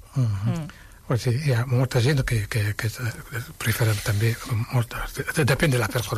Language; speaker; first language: Catalan; non-native, fluent; Wolof